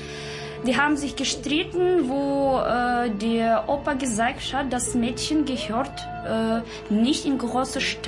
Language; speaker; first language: German; non-native, learner; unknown